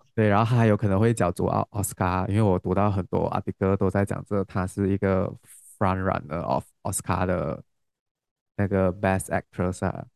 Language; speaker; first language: Chinese; native; Chinese